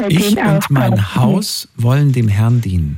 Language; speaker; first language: German; native; German